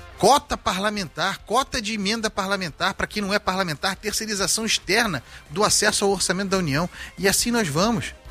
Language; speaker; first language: Portuguese; native; Portuguese